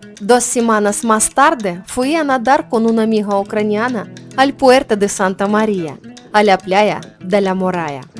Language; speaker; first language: Spanish; non-native, learner; Ukrainian